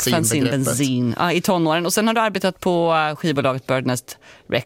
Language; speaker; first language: Swedish; native; Swedish